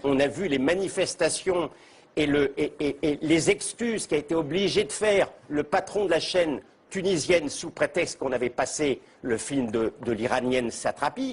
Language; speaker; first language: French; native; French